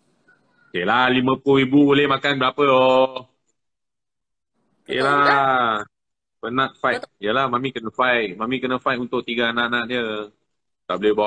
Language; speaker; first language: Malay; non-native, local second language; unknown